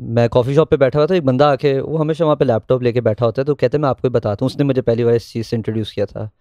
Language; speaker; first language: Urdu; native; Urdu